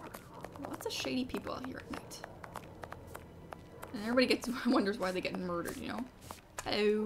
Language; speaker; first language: English; native; English